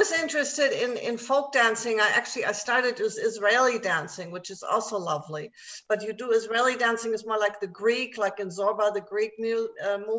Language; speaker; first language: English; non-native, fluent; German